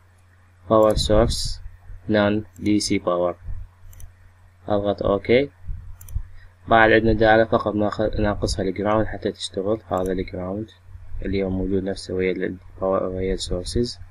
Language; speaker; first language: Arabic; native; Arabic